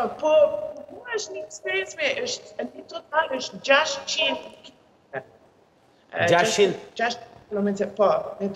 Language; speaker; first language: Albanian; non-native, learner; English